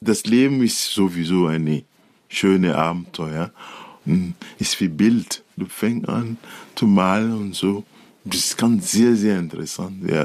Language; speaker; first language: German; non-native, learner; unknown